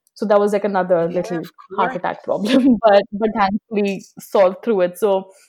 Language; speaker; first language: English; non-native, local second language; Hindi